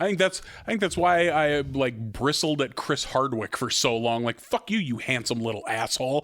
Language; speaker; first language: English; native; English